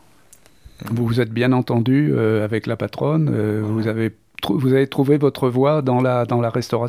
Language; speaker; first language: French; native; French